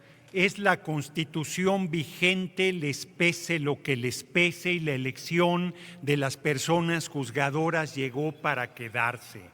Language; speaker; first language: Spanish; native; Spanish